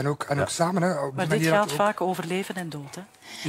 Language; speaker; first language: Dutch; native; Dutch